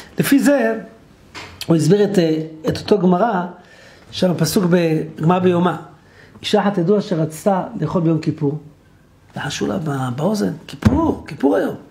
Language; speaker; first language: Hebrew; native; Hebrew